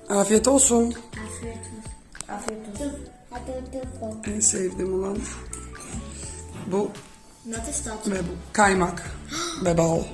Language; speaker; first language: Turkish; non-native, fluent; Dutch